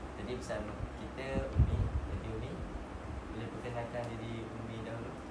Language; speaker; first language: Malay; native; Malay